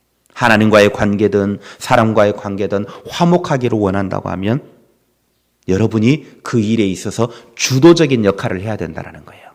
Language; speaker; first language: Korean; native; Korean